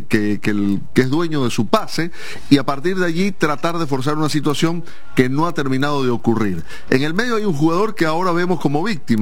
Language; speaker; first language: Spanish; native; Spanish